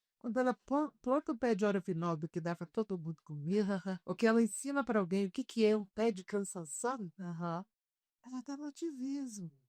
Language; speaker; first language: Portuguese; native; Portuguese